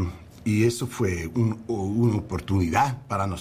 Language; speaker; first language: Spanish; non-native, learner; English